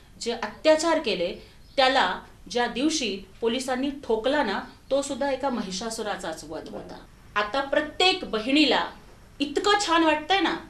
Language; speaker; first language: Marathi; non-native, local second language; Telugu